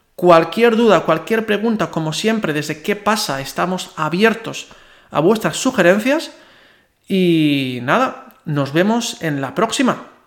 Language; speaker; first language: Spanish; non-native, local second language; Catalan